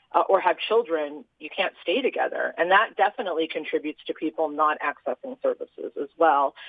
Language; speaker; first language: English; native; English